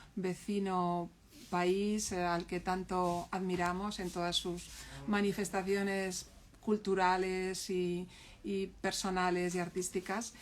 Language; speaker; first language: Spanish; native; Spanish